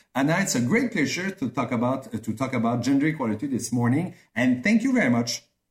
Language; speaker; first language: English; non-native, fluent; French